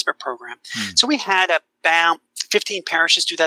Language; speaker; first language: English; native; English